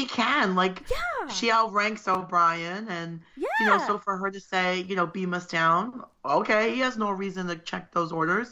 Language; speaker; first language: English; native; English